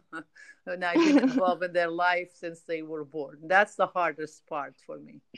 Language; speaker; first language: English; non-native, fluent; Arabic